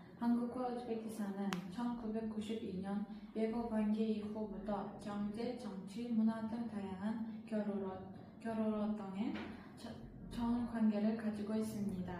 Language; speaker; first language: Korean; non-native, learner; Uzbek